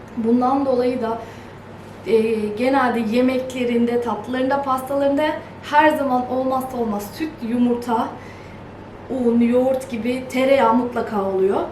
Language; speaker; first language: Turkish; early bilingual, heritage; Turkish